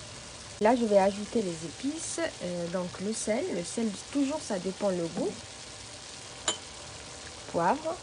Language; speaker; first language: French; non-native, local second language; Arabic